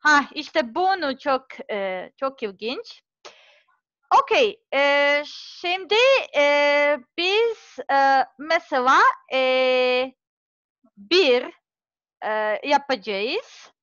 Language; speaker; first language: Turkish; non-native, learner; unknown